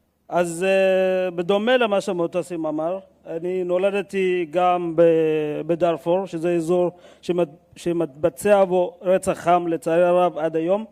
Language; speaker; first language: Hebrew; non-native, fluent; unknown